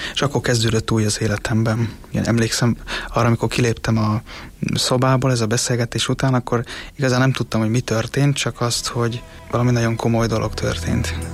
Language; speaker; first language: Hungarian; native; Hungarian